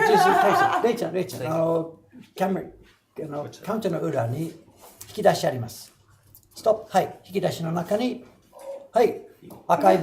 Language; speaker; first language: Japanese; non-native, fluent; English